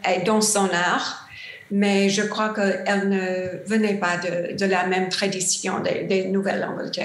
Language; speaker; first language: French; non-native, learner; English